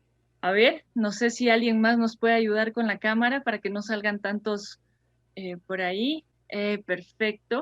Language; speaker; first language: Spanish; native; Spanish